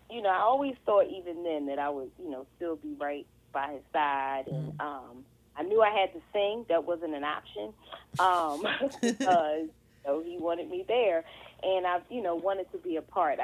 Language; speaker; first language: English; native; English